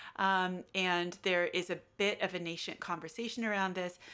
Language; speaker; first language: English; native; English